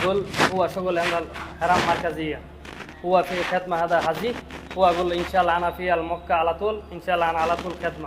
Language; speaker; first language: Arabic; non-native, learner; Bangla